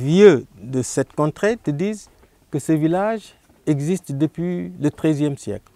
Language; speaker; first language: French; non-native, local second language; Wolof